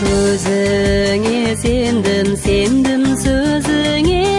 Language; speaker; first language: Russian; non-native, local second language; Kazakh